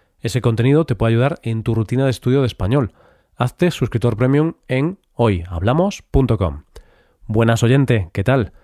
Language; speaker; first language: Spanish; native; Spanish